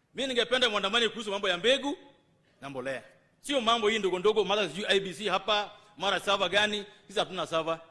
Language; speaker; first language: Swahili; non-native, local second language; Luo (Kenya and Tanzania)